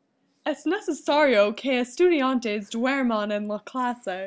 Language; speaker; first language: Spanish; non-native, learner; English